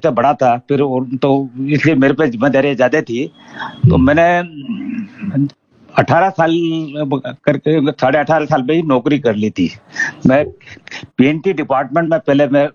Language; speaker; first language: Hindi; native; Hindi